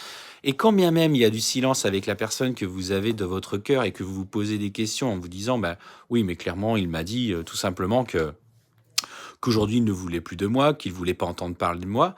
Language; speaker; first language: French; native; French